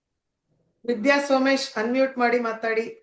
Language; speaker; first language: Kannada; native; Kannada